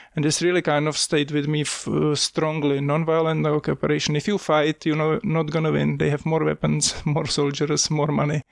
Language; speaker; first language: English; non-native, fluent; Czech